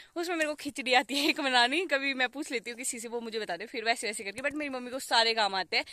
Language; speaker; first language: Hindi; native; Hindi